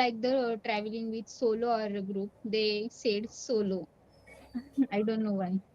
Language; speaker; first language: English; non-native, learner; Marathi